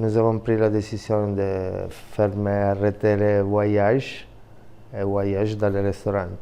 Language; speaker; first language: French; non-native, learner; Italian